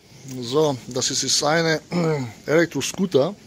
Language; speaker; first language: German; non-native, learner; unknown